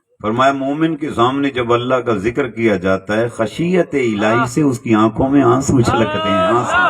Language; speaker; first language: Urdu; non-native, local second language; Punjabi